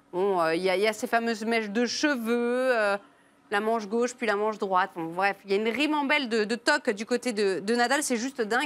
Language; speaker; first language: French; native; French